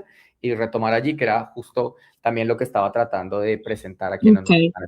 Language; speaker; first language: Spanish; native; Spanish